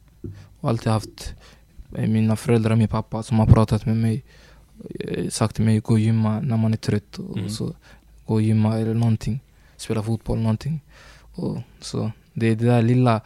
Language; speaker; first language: Swedish; early bilingual, other home language; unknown